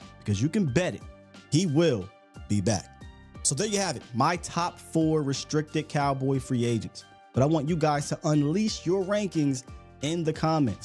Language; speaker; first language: English; native; English